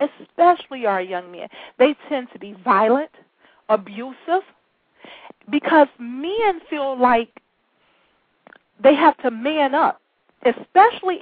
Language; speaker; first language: English; native; English